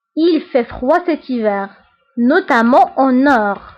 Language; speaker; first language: French; non-native, local second language; Arabic